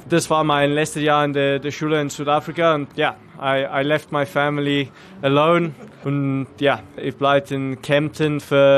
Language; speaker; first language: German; non-native, learner; English